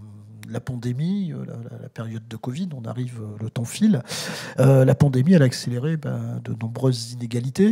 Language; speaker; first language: French; native; French